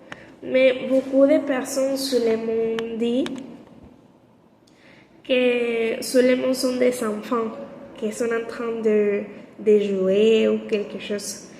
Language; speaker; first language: French; non-native, learner; Spanish